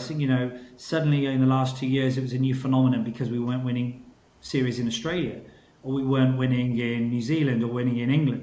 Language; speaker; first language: English; native; English